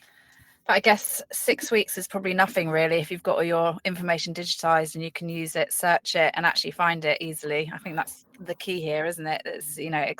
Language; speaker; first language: English; native; English